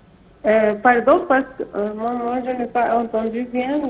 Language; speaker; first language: French; non-native, fluent; Arabic